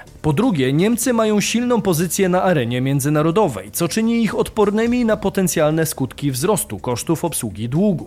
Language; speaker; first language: Polish; native; Polish